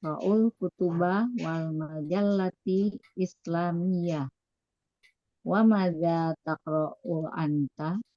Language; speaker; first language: Arabic; non-native, learner; Indonesian